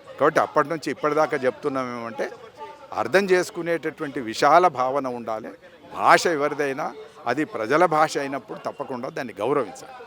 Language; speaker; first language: Telugu; native; Telugu